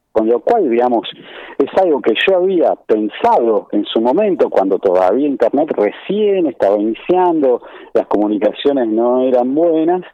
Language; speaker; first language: Spanish; native; Spanish